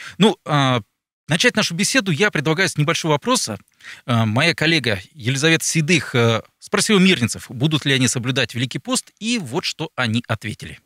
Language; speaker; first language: Russian; native; Russian